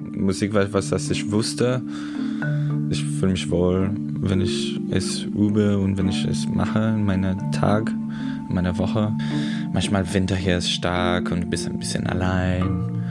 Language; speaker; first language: German; non-native, learner; Portuguese